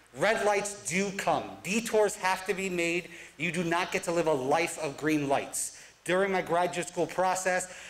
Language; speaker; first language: English; native; English